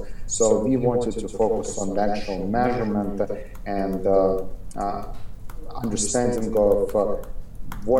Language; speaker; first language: English; non-native, fluent; Ukrainian